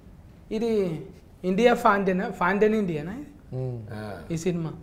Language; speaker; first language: Telugu; native; Telugu